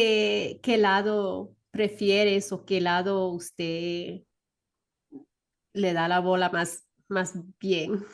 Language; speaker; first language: Spanish; early bilingual, heritage; Spanish